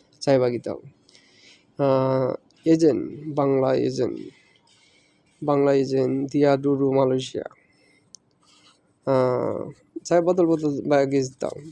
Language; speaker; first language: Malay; non-native, learner; Bangla